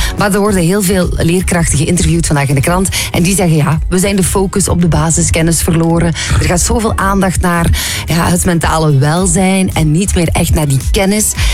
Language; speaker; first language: Dutch; native; Dutch